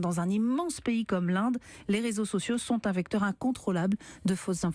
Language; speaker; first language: French; native; French